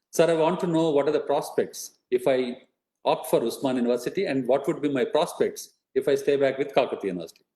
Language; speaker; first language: Telugu; native; Telugu